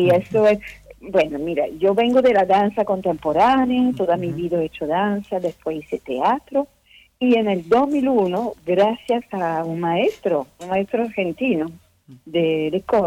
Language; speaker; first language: Spanish; non-native, fluent; French